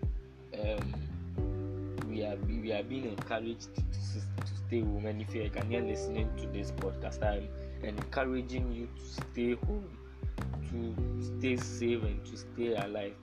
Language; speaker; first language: English; non-native, local second language; Akan